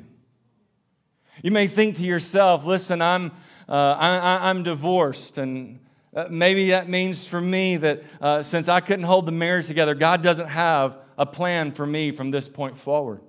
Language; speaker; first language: English; native; English